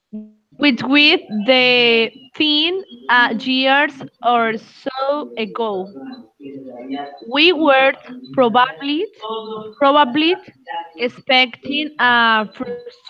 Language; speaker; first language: English; non-native, learner; Spanish